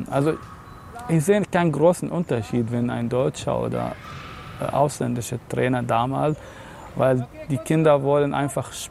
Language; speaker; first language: German; non-native, fluent; Arabic